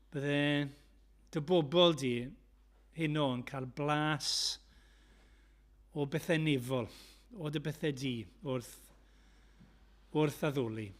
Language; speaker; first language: Welsh; native; Welsh